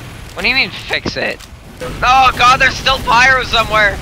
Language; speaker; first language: English; native; English